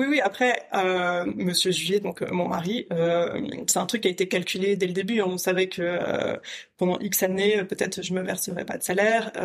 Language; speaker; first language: French; native; French